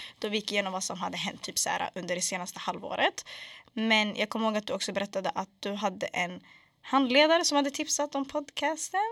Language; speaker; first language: Swedish; early bilingual, other home language; Arabic